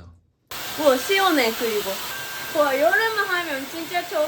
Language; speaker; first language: Korean; non-native, fluent; Japanese